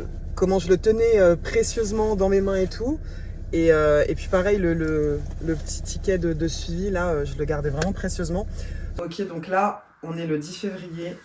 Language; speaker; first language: French; native; French